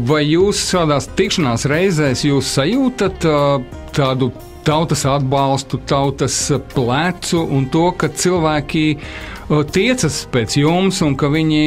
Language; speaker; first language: Latvian; native; Latvian